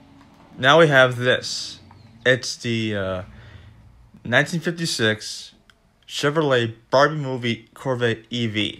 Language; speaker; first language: English; native; English